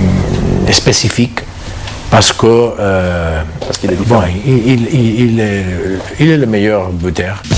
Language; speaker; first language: French; non-native, fluent; Catalan